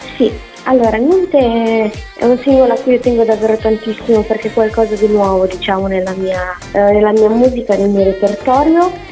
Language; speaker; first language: Italian; early bilingual, heritage; Italian